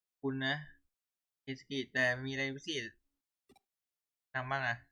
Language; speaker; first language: Thai; native; Thai